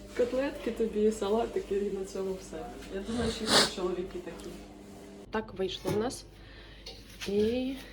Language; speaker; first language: Ukrainian; non-native, local second language; Russian